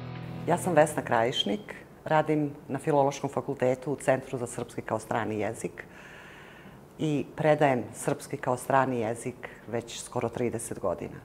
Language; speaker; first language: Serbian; non-native, fluent; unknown